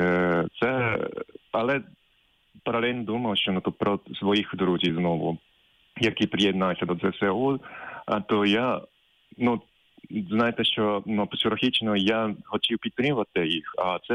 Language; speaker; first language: Ukrainian; non-native, fluent; Japanese